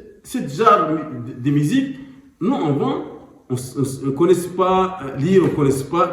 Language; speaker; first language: French; non-native, local second language; Arabic